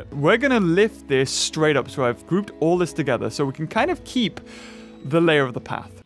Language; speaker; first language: English; native; English